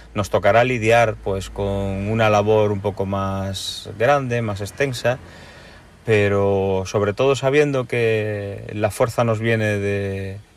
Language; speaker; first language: Spanish; native; Spanish